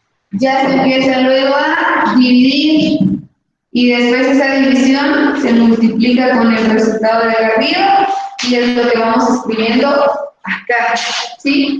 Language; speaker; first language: Spanish; native; Spanish